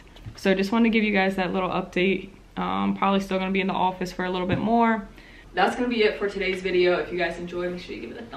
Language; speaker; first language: English; native; English